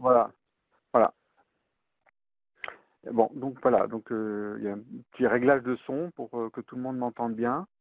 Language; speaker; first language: French; native; French